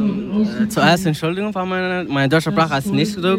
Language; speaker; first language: German; non-native, learner; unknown